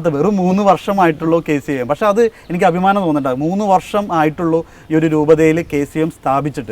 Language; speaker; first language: Malayalam; native; Malayalam